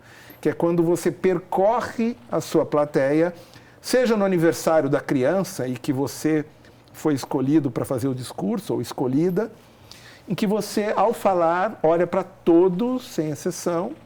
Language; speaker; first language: Portuguese; native; Portuguese